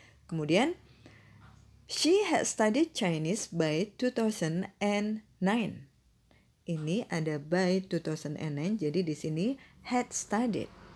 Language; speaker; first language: English; non-native, fluent; Indonesian